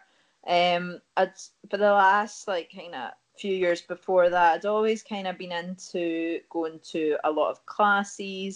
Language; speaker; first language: English; native; English